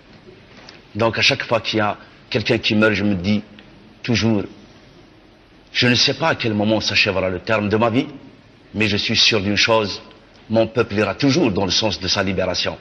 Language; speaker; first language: French; non-native, local second language; Kabyle